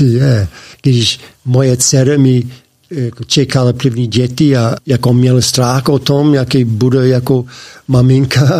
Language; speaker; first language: Czech; non-native, learner; English